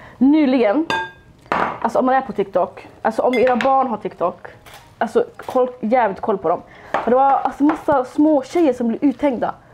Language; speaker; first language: Swedish; early bilingual, other home language; Somali